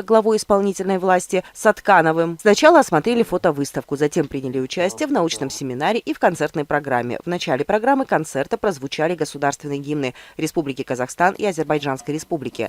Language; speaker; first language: Russian; native; Russian